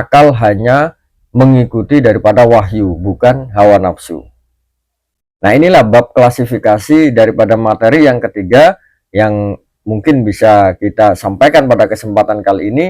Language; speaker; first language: Indonesian; native; Indonesian